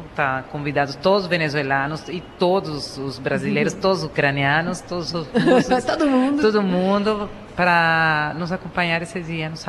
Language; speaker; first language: Portuguese; non-native, fluent; Spanish